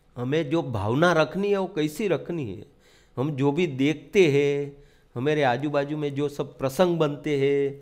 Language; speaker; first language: Hindi; non-native, local second language; Gujarati